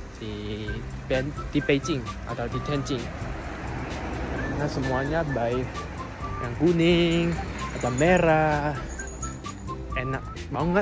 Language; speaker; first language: Indonesian; non-native, fluent; Chinese